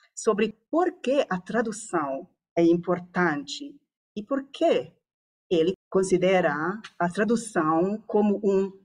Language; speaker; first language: Portuguese; non-native, fluent; Hungarian